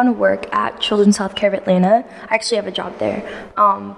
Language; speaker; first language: English; native; English